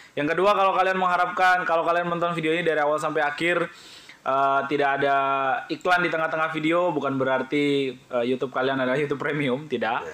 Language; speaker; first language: Indonesian; native; Indonesian